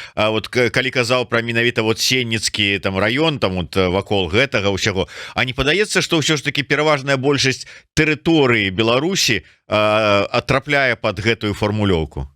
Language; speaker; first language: Belarusian; non-native, local second language; Russian